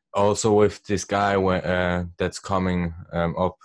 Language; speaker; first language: English; non-native, learner; Swiss German